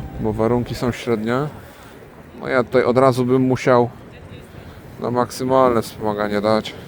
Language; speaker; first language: Polish; native; Polish